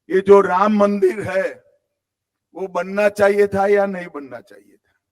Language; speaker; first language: Hindi; non-native, local second language; Gujarati